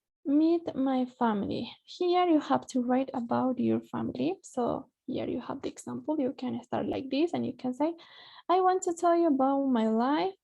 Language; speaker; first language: English; non-native, fluent; Spanish